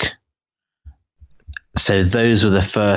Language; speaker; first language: English; native; English